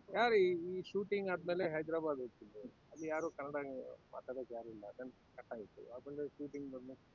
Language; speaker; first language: Kannada; non-native, learner; Telugu